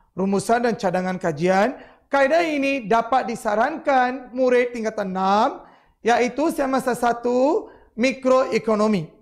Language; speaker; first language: Malay; non-native, local second language; Tamil